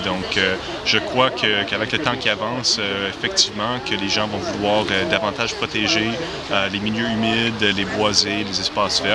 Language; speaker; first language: French; native; French